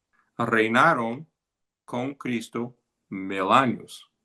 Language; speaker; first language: Spanish; non-native, fluent; English